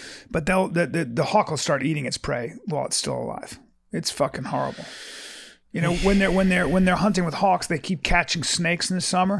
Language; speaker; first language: English; early bilingual, other home language; French